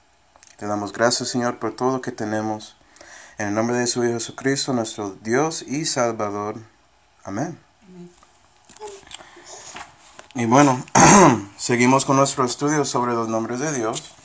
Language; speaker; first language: Spanish; non-native, fluent; English